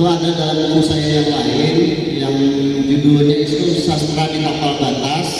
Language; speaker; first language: Indonesian; non-native, local second language; Banjar